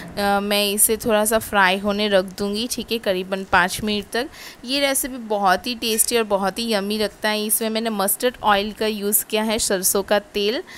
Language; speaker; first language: Hindi; non-native, local second language; Bangla